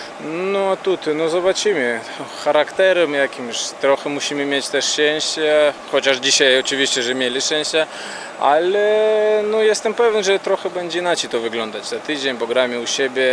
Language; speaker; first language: Polish; non-native, fluent; Latvian